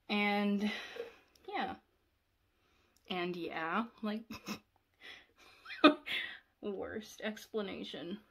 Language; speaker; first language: English; native; English